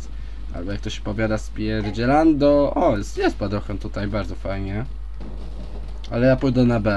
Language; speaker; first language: Polish; native; Polish